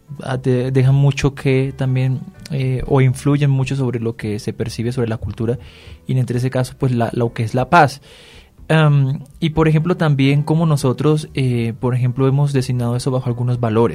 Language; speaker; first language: Spanish; native; Spanish